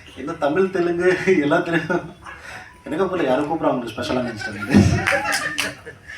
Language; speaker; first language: Tamil; non-native, learner; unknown